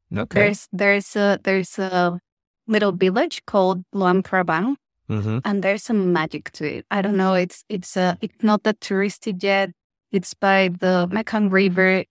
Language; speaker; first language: English; non-native, fluent; Spanish